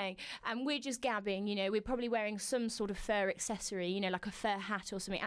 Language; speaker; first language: English; native; English